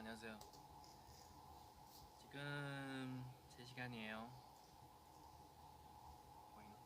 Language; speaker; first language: Korean; non-native, fluent; Chinese